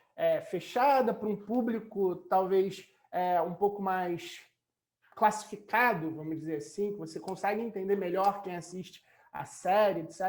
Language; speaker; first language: Portuguese; native; Portuguese